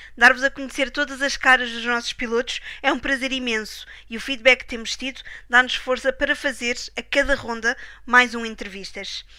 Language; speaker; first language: Portuguese; native; Portuguese